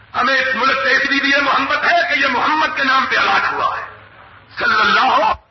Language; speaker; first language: Urdu; non-native, local second language; Punjabi